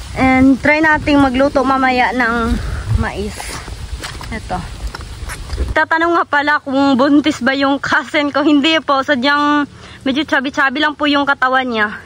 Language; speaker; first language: Filipino; non-native, local second language; Cebuano